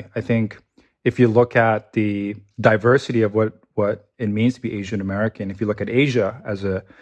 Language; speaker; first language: English; early bilingual, other home language; Chinese